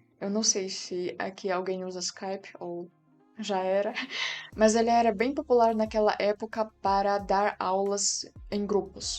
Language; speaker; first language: Portuguese; non-native, fluent; Russian